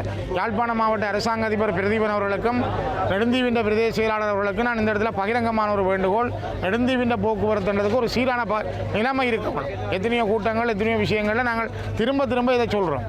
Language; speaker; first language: Tamil; native; Tamil